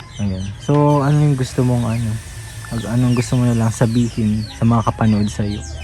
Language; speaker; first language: Filipino; native; Filipino